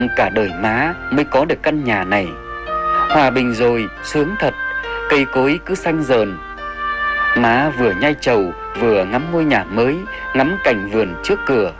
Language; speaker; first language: Vietnamese; native; Vietnamese